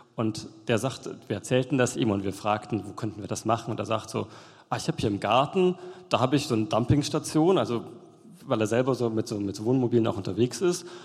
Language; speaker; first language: German; native; German